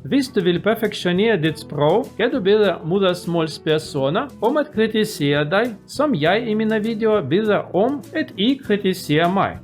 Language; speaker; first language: Danish; non-native, learner; Russian